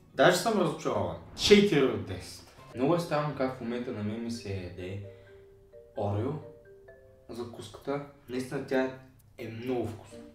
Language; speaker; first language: Bulgarian; native; Bulgarian